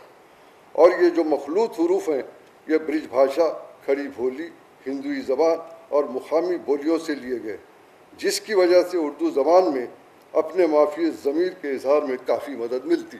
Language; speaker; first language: Urdu; native; Urdu